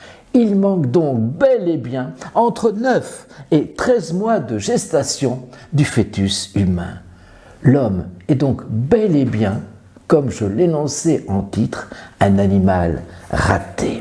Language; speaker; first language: French; native; French